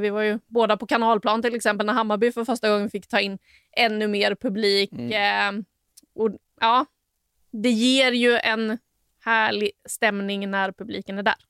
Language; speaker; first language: Swedish; native; Swedish